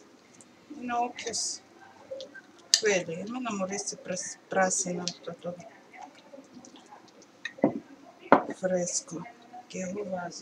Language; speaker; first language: Greek; non-native, learner; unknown